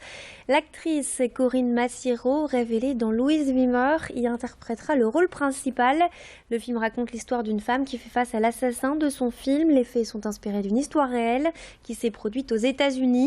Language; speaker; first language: French; native; French